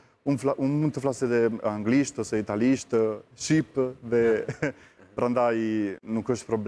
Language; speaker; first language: Albanian; non-native, learner; Italian